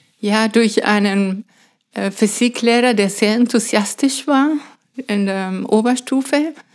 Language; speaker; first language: German; non-native, fluent; Spanish